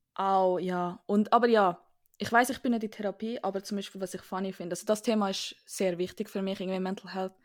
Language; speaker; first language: Swiss German; early bilingual, other home language; Sinhala